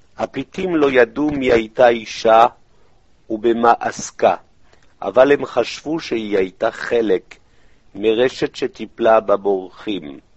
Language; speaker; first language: Hebrew; non-native, fluent; French